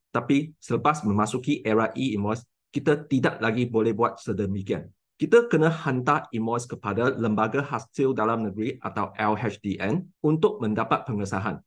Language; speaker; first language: Malay; non-native, local second language; Chinese